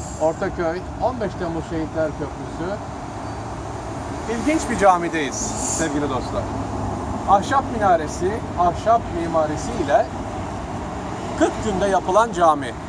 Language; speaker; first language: Turkish; native; Turkish